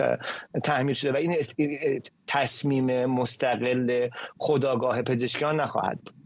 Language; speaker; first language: Persian; native; Persian